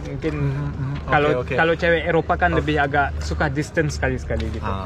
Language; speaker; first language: Indonesian; early bilingual, heritage; Indonesian